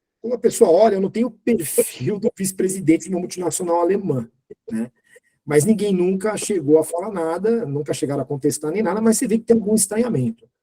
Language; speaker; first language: Portuguese; native; Portuguese